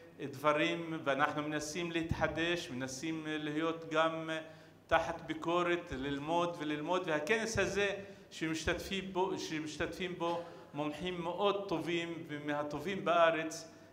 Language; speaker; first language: Hebrew; non-native, local second language; Arabic